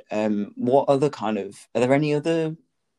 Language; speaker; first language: English; native; English